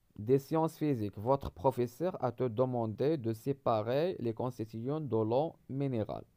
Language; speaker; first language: French; non-native, local second language; Arabic